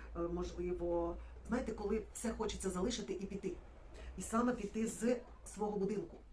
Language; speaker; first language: Ukrainian; non-native, local second language; Russian